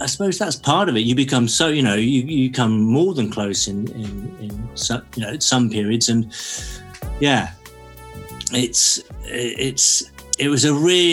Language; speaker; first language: English; native; English